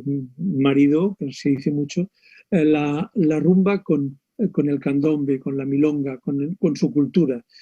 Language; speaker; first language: Spanish; native; Spanish